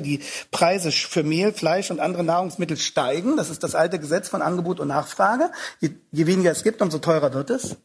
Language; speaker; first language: German; native; German